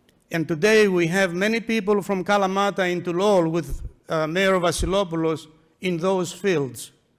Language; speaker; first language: English; non-native, fluent; Greek